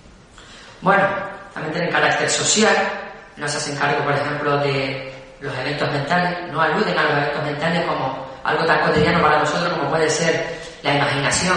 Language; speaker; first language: Spanish; native; Spanish